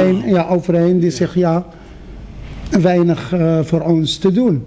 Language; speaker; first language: Dutch; non-native, fluent; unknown